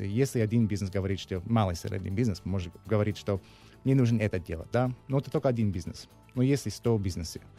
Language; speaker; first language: Russian; non-native, learner; English